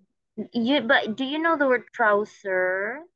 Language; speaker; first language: English; non-native, fluent; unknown